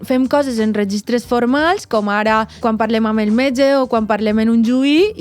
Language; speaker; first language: Catalan; native; Catalan